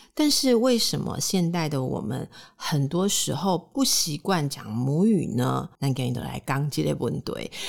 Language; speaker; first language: Chinese; native; Chinese